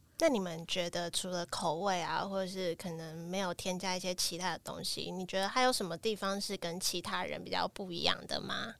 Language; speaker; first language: Chinese; native; Chinese